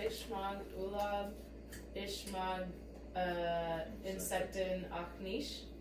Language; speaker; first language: German; non-native, learner; English